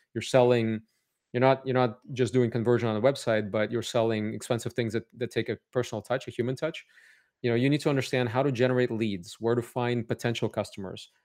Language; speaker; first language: English; native; English